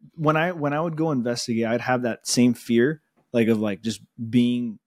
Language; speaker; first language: English; early bilingual, other home language; Spanish